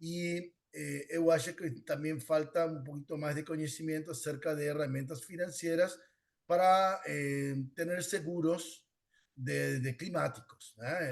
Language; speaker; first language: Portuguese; non-native, learner; Spanish